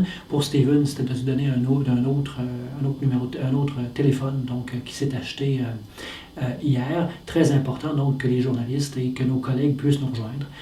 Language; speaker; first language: French; native; French